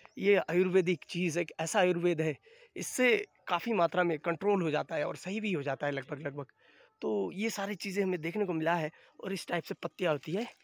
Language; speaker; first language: Hindi; non-native, local second language; Bangla